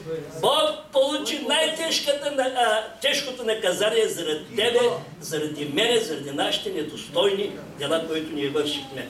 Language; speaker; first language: Bulgarian; non-native, local second language; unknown